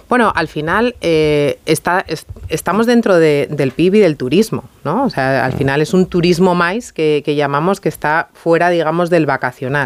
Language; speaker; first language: Spanish; native; Spanish